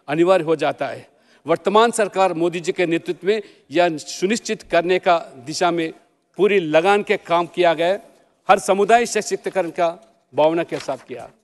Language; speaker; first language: Hindi; non-native, local second language; Telugu